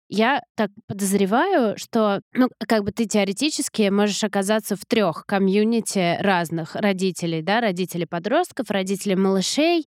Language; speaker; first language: Russian; native; Russian